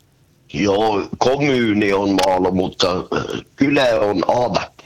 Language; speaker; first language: Finnish; early bilingual, heritage; Swedish